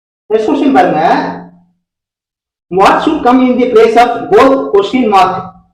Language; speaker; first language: English; non-native, local second language; Tamil